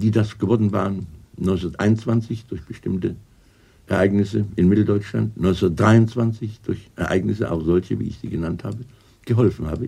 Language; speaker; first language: German; native; German